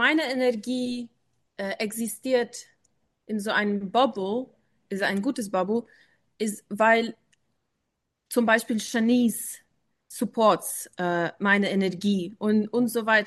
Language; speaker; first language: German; non-native, learner; English